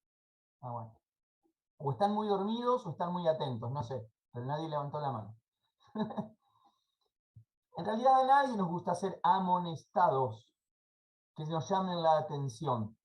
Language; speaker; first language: Spanish; native; Spanish